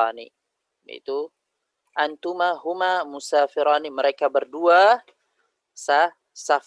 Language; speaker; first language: Indonesian; native; Indonesian